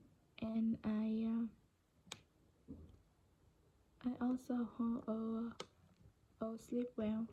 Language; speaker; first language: English; non-native, learner; Vietnamese